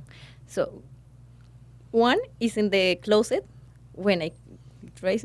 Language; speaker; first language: English; non-native, learner; Spanish